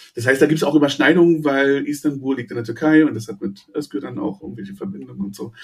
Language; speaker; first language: German; native; German